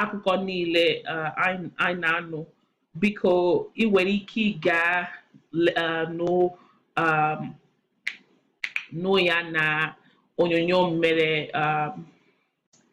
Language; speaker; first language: Igbo; non-native, learner; English